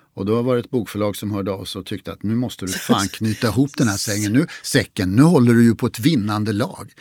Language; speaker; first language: Swedish; native; Swedish